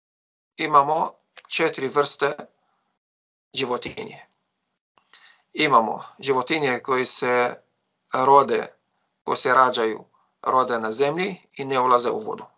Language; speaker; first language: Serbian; non-native, fluent; Arabic